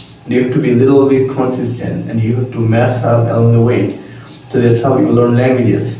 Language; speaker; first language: English; non-native, local second language; Bangla